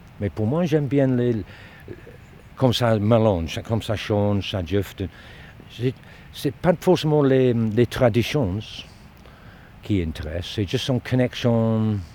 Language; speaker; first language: French; non-native, learner; English